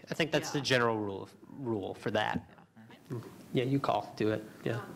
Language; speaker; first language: English; native; English